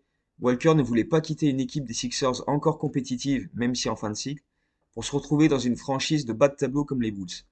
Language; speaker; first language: French; native; French